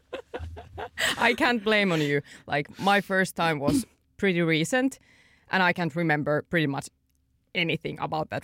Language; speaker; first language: English; non-native, fluent; Finnish